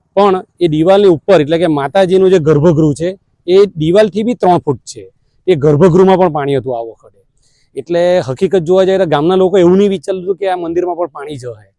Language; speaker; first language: Gujarati; native; Gujarati